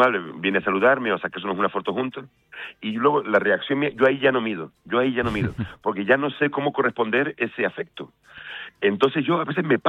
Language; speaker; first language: Spanish; native; Spanish